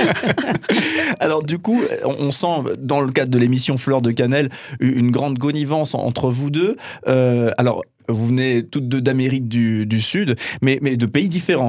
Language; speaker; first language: French; native; French